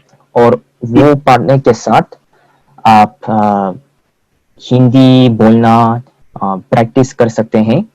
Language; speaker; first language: Hindi; non-native, fluent; Korean